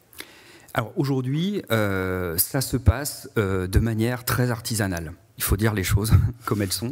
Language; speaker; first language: French; native; French